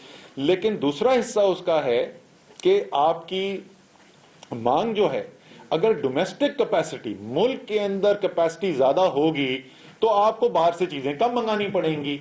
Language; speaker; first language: Urdu; native; Urdu